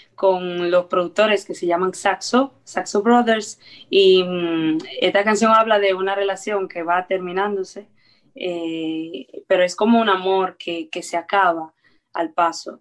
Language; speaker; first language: Spanish; early bilingual, heritage; Spanish